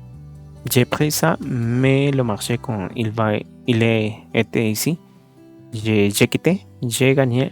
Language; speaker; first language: French; non-native, learner; Spanish